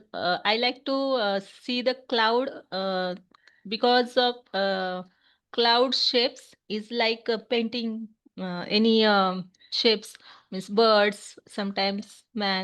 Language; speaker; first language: English; non-native, learner; Hindi